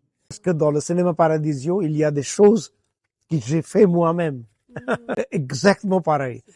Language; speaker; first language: French; non-native, fluent; Gujarati